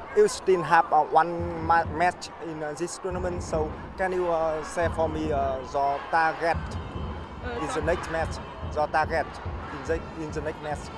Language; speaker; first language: English; non-native, learner; Vietnamese